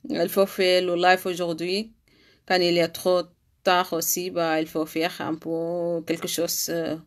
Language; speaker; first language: French; non-native, learner; Arabic